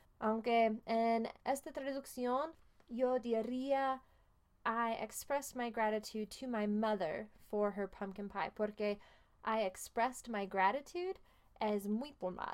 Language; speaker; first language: Spanish; non-native, fluent; English